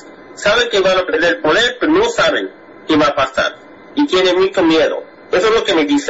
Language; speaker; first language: Spanish; non-native, fluent; English